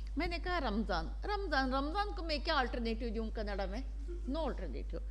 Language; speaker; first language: Hindi; non-native, local second language; Urdu